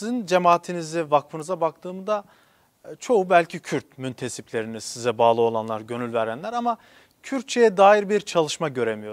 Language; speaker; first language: Turkish; non-native, local second language; Kurdish